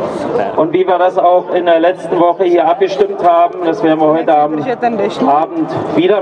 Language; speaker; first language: German; native; German